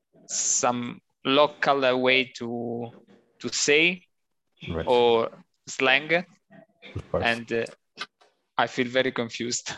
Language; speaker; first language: English; non-native, learner; Italian